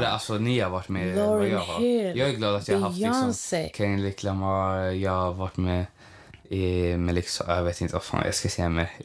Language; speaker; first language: Swedish; native; Swedish